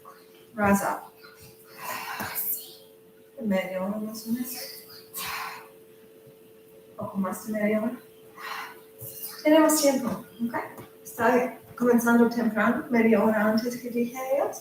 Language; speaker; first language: Spanish; non-native, learner; English